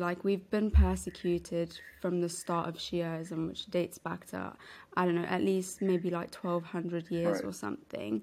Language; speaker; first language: English; non-native, local second language; Urdu